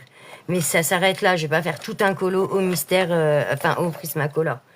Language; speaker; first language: French; native; French